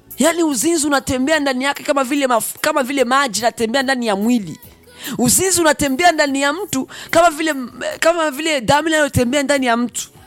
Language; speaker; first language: Swahili; non-native, local second language; Rundi